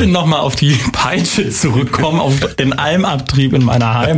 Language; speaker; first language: German; native; German